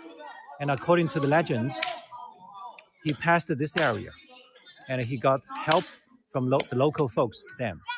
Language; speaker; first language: English; non-native, fluent; Chinese